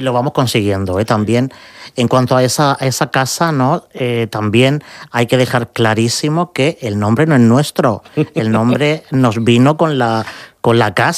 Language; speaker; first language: Spanish; native; Spanish